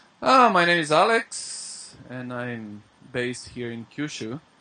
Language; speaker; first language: English; non-native, fluent; Portuguese